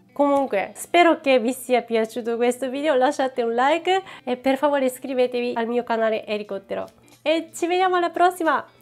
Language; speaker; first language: Italian; non-native, fluent; Japanese